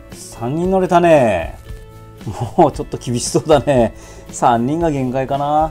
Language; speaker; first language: Japanese; native; Japanese